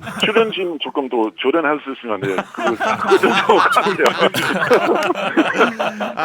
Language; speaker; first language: Korean; non-native, fluent; English